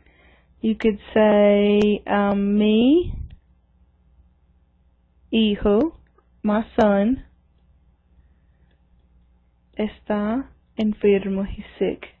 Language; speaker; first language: Spanish; non-native, fluent; English